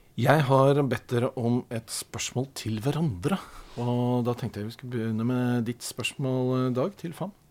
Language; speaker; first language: Norwegian; native; Norwegian